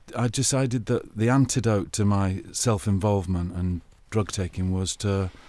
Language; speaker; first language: English; native; English